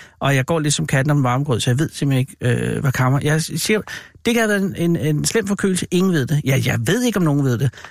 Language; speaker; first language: Danish; native; Danish